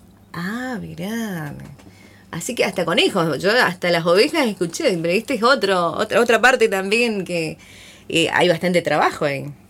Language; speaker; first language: Spanish; native; Spanish